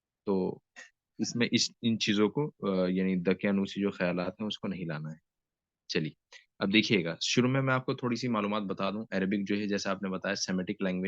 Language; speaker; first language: Hindi; native; Hindi